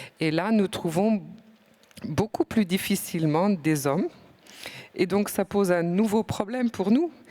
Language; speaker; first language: French; non-native, fluent; German